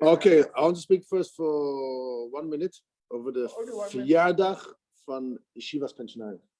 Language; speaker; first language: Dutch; non-native, learner; English